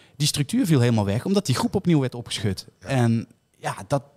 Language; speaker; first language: Dutch; native; Dutch